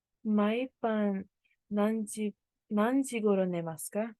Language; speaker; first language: Japanese; non-native, learner; English